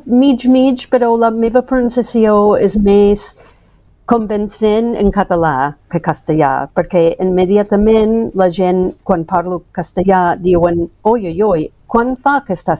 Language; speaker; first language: Catalan; non-native, fluent; English